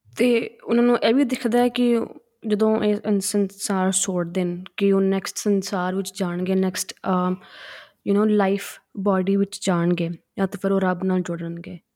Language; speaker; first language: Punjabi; early bilingual, heritage; Punjabi